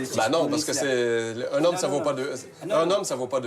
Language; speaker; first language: French; native; French